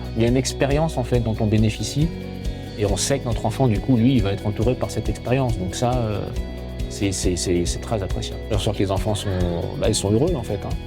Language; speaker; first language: French; native; French